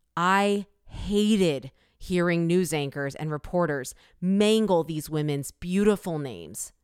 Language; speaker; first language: English; early bilingual, other home language; Korean